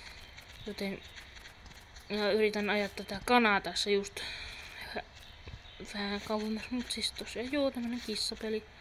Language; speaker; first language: Finnish; native; Finnish